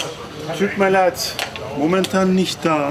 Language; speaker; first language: German; non-native, learner; Turkish